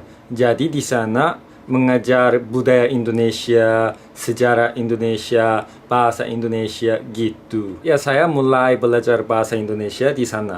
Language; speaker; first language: Indonesian; non-native, fluent; Korean